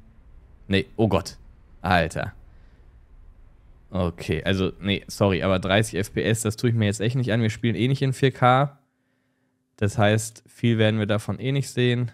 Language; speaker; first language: German; native; German